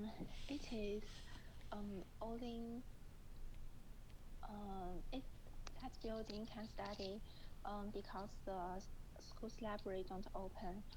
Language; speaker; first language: English; non-native, learner; Chinese